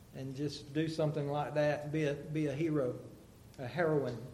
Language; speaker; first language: English; native; English